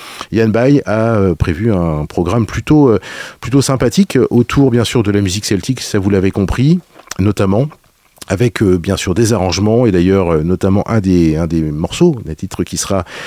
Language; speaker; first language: French; native; French